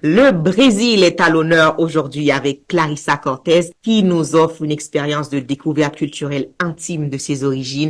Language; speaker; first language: French; native; French